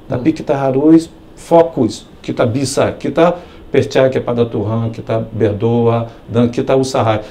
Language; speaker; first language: Indonesian; non-native, fluent; Portuguese